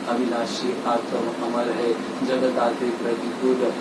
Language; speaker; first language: Hindi; non-native, local second language; Marathi